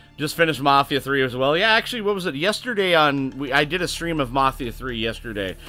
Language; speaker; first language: English; native; English